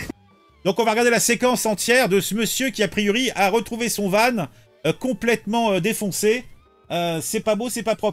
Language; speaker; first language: French; native; French